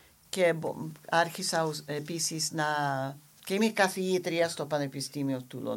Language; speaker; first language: Greek; non-native, fluent; English